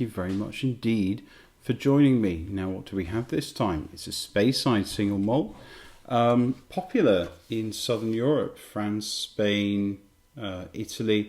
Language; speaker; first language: English; native; English